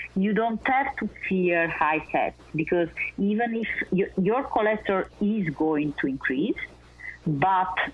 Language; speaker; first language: English; non-native, fluent; Italian